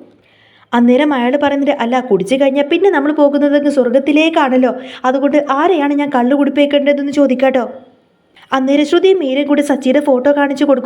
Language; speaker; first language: Malayalam; native; Malayalam